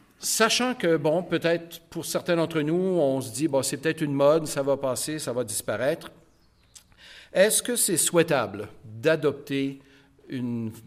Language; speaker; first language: French; native; French